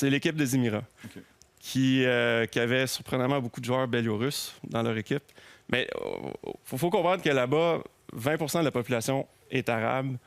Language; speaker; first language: French; native; French